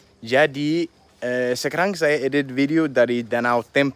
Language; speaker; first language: Indonesian; non-native, fluent; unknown